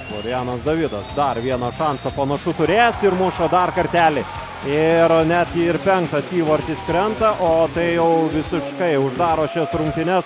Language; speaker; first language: Lithuanian; native; Lithuanian